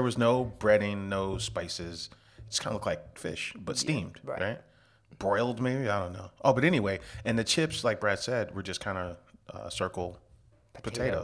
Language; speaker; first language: English; native; English